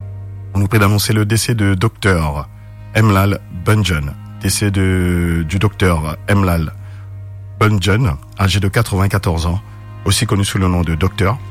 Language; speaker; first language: French; non-native, local second language; Morisyen